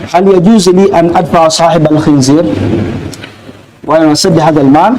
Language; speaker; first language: Arabic; non-native, fluent; Ganda